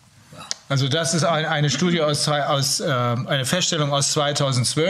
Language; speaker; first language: German; native; German